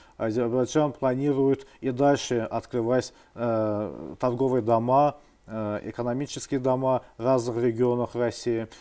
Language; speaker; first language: Russian; non-native, local second language; Azerbaijani